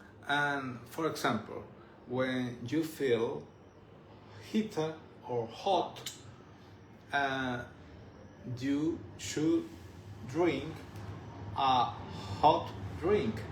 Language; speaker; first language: English; non-native, learner; Spanish